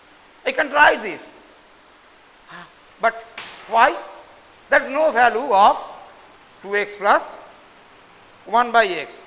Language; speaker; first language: English; non-native, local second language; Bangla